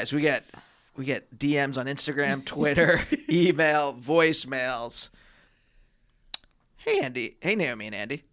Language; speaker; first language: English; native; English